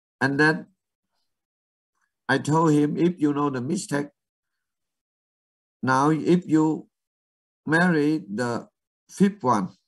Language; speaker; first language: English; non-native, learner; Vietnamese